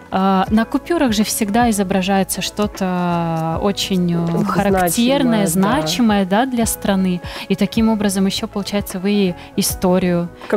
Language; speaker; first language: Russian; native; Russian